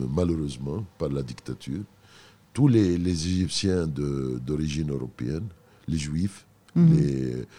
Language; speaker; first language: French; non-native, fluent; Arabic